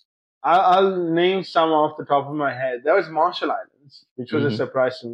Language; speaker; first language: English; non-native, local second language; Sinhala